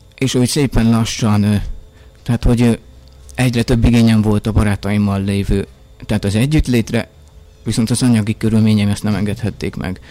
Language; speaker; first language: Hungarian; native; Hungarian